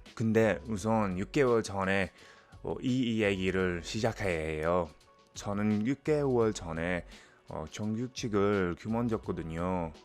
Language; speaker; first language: Korean; non-native, fluent; English